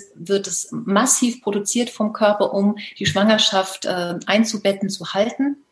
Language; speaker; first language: German; native; German